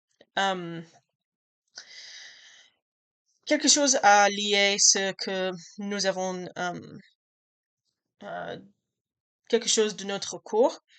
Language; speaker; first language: French; non-native, learner; English